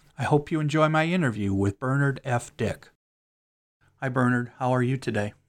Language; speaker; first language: English; native; English